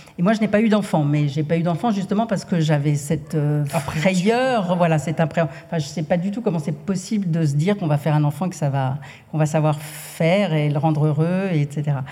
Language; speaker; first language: French; native; French